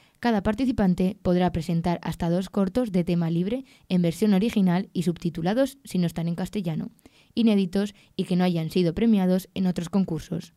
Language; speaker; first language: Spanish; native; Spanish